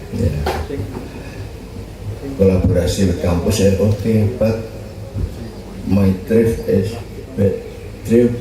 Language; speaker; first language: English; non-native, learner; Indonesian